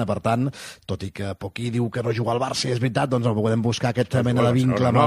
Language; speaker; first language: Catalan; native; Catalan